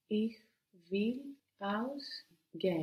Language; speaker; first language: German; non-native, learner; English